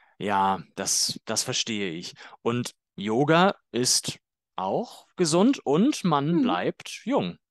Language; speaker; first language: German; native; German